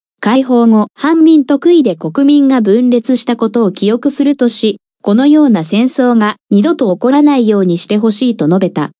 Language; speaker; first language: Japanese; non-native, fluent; Korean